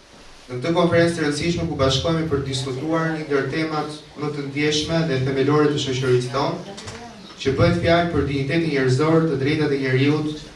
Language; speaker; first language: Albanian; native; Albanian